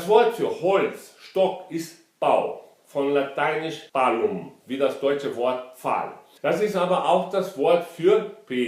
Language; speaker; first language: German; non-native, fluent; Portuguese